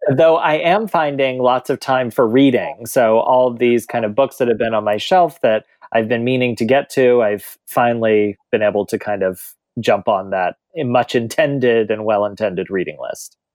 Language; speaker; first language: English; native; English